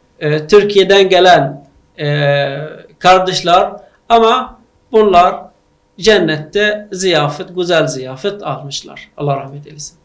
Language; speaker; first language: Turkish; non-native, learner; Arabic